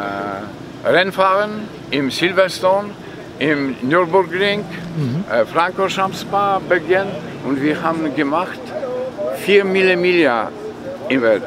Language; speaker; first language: German; non-native, learner; Polish